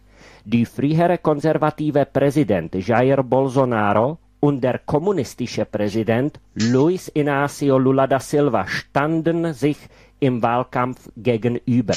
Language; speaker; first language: German; non-native, fluent; Czech